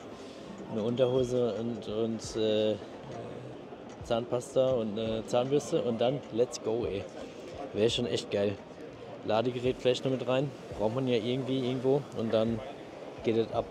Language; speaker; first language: German; native; German